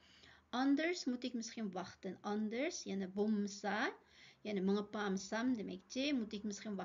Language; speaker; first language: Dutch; non-native, fluent; Uyghur